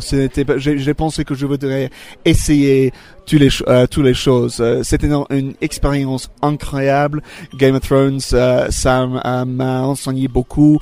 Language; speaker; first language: French; non-native, learner; English